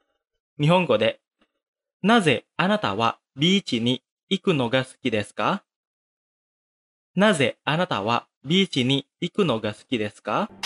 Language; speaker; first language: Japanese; non-native, fluent; Indonesian